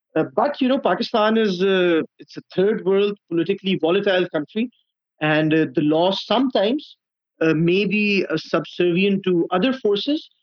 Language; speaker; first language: English; non-native, local second language; Urdu